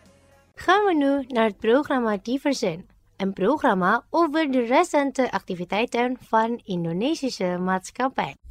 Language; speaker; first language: Dutch; non-native, learner; Indonesian